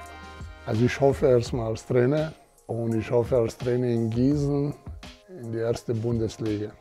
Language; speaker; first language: German; non-native, fluent; Serbian